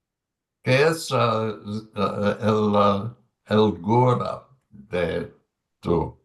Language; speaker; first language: Spanish; non-native, learner; English